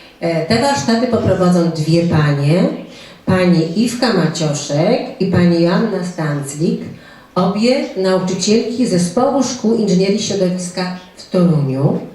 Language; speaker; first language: Polish; native; Polish